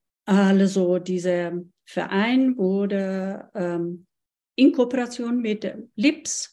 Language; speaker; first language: German; non-native, fluent; Persian